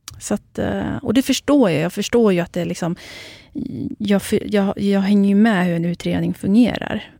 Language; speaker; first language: Swedish; early bilingual, other home language; Kurdish